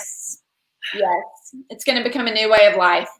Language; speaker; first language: English; native; English